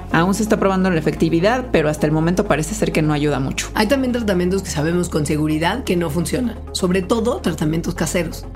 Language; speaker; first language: Spanish; native; Spanish